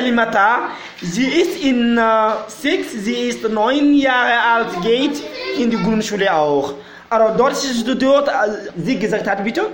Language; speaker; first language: German; non-native, learner; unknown